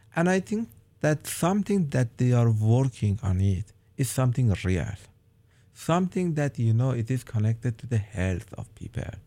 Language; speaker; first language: English; non-native, fluent; Persian